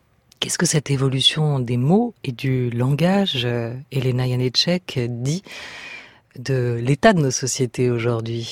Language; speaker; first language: French; native; French